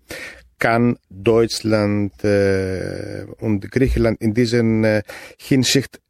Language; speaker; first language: German; non-native, fluent; Greek